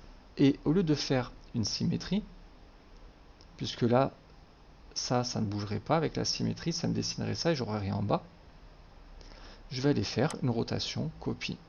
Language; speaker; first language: French; native; French